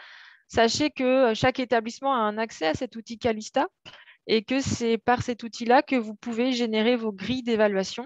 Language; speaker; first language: French; native; French